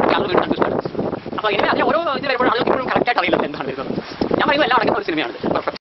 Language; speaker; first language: Malayalam; non-native, local second language; Hindi